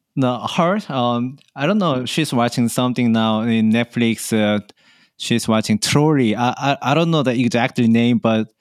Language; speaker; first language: English; non-native, learner; Korean